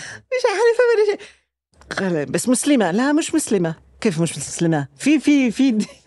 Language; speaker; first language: Arabic; non-native, fluent; French